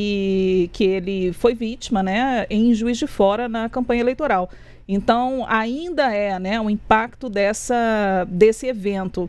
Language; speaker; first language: Portuguese; native; Portuguese